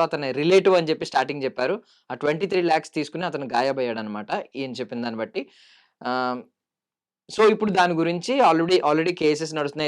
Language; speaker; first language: Telugu; native; Telugu